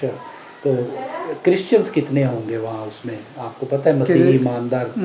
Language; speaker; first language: Urdu; native; Urdu